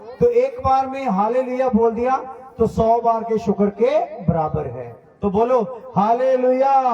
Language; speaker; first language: Hindi; non-native, local second language; Punjabi